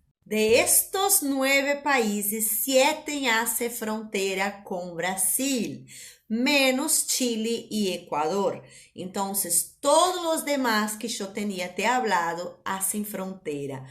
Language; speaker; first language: Spanish; non-native, fluent; Portuguese